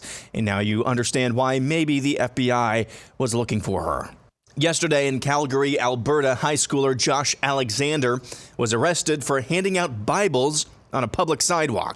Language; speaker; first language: English; native; English